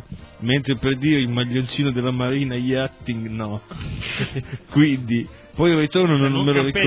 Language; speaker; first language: Italian; native; Italian